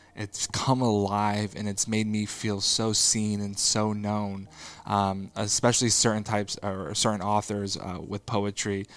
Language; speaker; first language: English; native; English